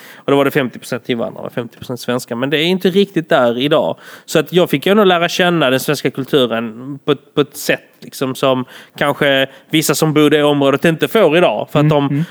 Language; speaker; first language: Swedish; early bilingual, other home language; Polish